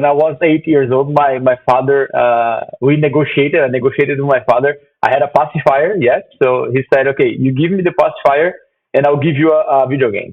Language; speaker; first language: English; non-native, fluent; Portuguese